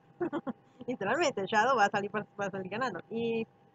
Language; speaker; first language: Spanish; native; Spanish